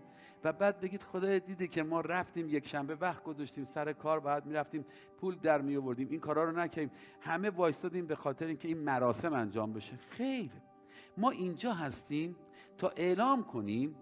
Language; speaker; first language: Persian; native; Persian